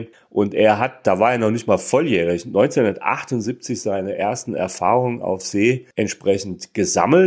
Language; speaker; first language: German; native; German